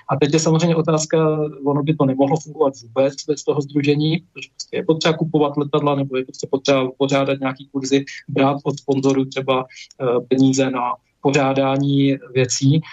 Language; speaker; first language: Czech; native; Czech